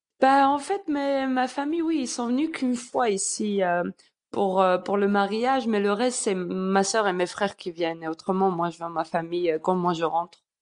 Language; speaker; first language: French; early bilingual, other home language; Georgian